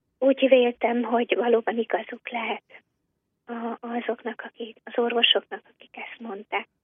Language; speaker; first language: Hungarian; native; Hungarian